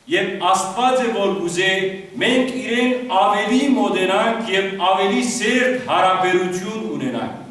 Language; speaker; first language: Armenian; early bilingual, heritage; Armenian